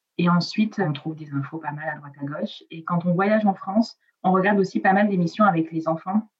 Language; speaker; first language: French; early bilingual, other home language; Italian